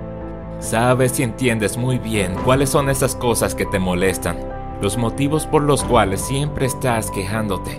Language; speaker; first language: Spanish; native; Spanish